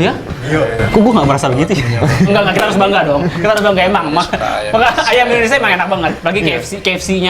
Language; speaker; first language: Indonesian; native; Indonesian